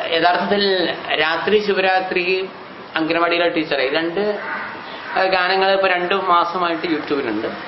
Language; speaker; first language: Malayalam; non-native, local second language; Hindi